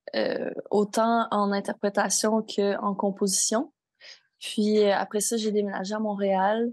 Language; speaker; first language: French; native; French